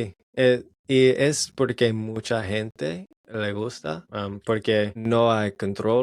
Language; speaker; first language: Spanish; non-native, learner; English